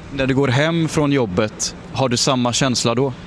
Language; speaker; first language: Swedish; native; Swedish